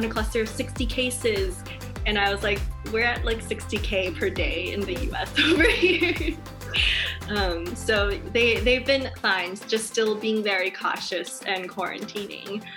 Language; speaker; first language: English; non-native, fluent; Chinese